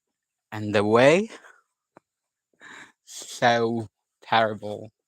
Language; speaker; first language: English; non-native, learner; Indonesian